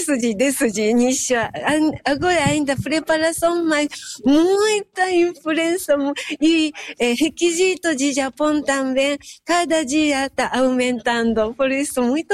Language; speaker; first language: Portuguese; non-native, fluent; Japanese